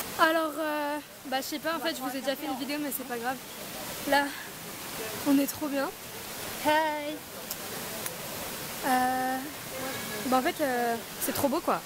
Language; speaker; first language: French; native; French